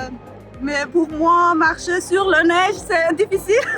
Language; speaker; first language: French; non-native, learner; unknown